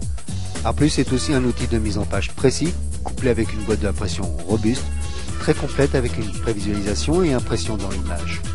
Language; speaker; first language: French; native; French